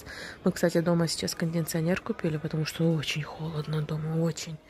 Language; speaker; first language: Russian; native; Russian